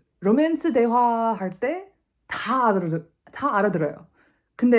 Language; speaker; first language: Korean; non-native, fluent; English